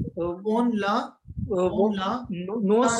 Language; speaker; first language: Spanish; non-native, fluent; Hindi